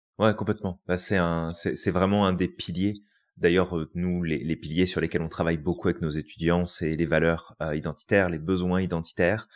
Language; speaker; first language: French; native; French